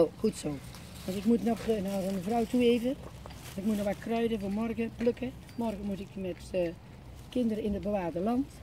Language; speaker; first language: Dutch; native; Dutch